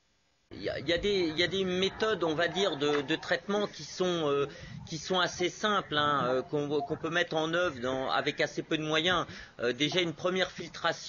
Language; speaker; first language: French; native; French